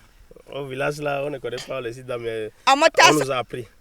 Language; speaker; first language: French; non-native, local second language; Fula